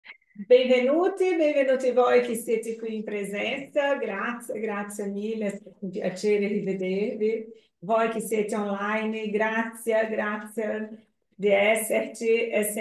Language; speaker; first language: Italian; non-native, fluent; Portuguese